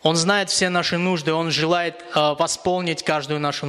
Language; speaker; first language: Russian; native; Russian